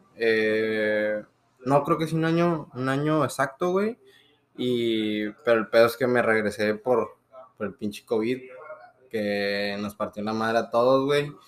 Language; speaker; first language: Spanish; native; Spanish